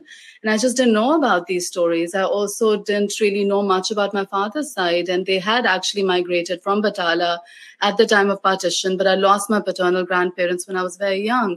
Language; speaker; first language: English; non-native, local second language; Urdu